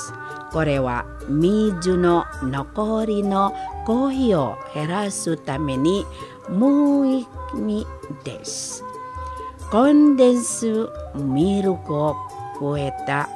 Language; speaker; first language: Japanese; non-native, fluent; Indonesian